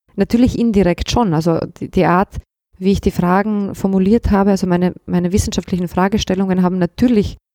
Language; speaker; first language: German; early bilingual, other home language; Bosnian